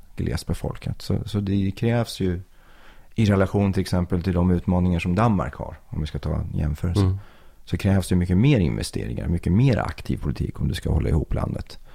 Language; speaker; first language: Swedish; early bilingual, other home language; Persian